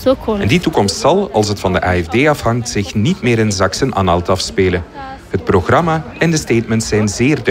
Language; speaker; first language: Dutch; native; Dutch